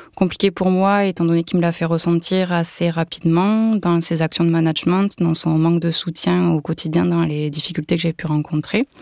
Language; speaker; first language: French; native; French